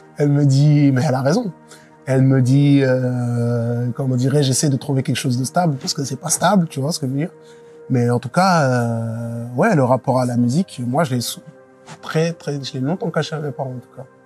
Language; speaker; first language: French; native; French